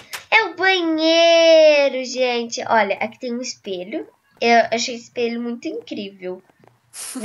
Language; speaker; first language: Portuguese; native; Portuguese